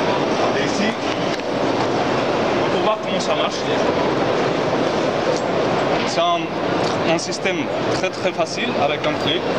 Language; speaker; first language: French; non-native, fluent; Spanish